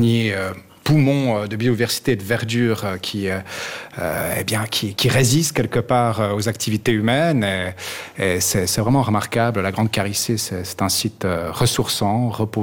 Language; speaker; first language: French; native; French